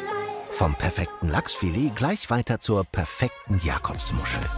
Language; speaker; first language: German; native; German